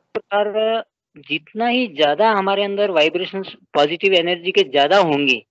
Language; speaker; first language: Hindi; native; Hindi